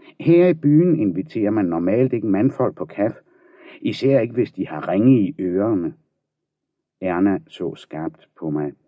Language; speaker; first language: Danish; native; Danish